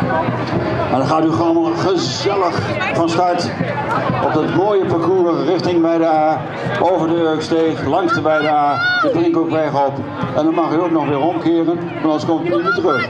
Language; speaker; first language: Dutch; native; Dutch